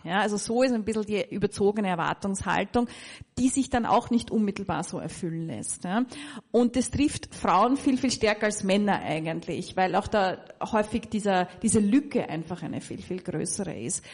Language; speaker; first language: German; native; German